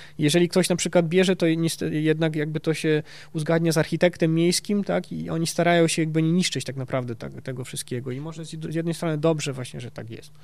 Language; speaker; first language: Polish; early bilingual, heritage; Polish